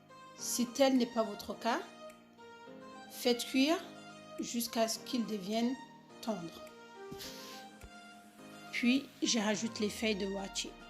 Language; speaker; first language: French; non-native, fluent; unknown